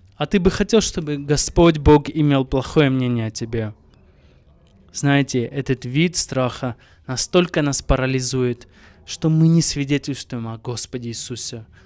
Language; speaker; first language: Russian; non-native, local second language; Armenian